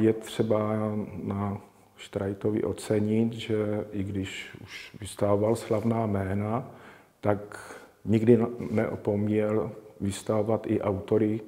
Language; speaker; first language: Czech; native; Czech